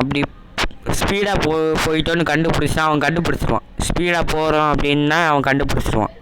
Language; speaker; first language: Tamil; native; Tamil